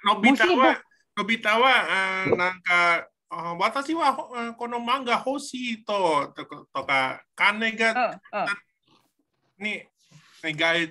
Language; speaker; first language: Japanese; non-native, learner; Indonesian